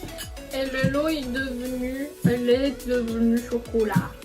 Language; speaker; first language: French; non-native, learner; Chinese